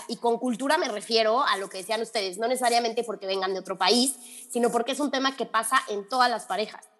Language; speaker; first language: Spanish; native; Spanish